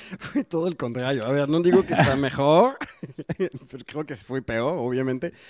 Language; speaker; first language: Spanish; non-native, fluent; French